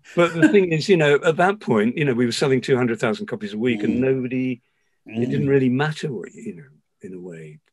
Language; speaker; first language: English; native; English